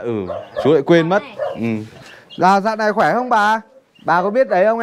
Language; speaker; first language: Vietnamese; native; Vietnamese